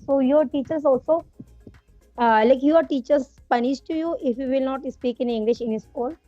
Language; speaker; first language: English; non-native, learner; Hindi